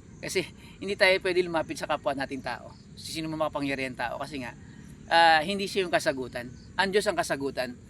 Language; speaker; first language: Filipino; native; Filipino